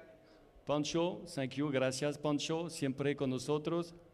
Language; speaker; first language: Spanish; non-native, fluent; French